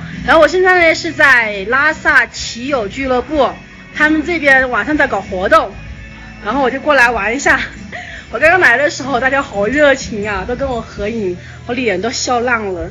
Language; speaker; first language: Chinese; native; Chinese